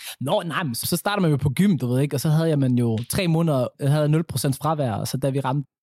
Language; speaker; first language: Danish; early bilingual, other home language; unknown